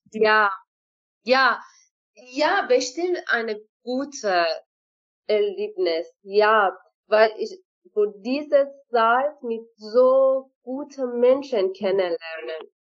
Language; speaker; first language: German; non-native, learner; Persian